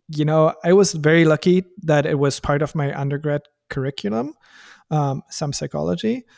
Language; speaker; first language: English; non-native, fluent; German